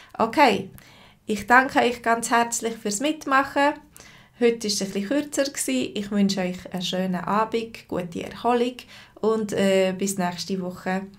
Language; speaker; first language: German; native; German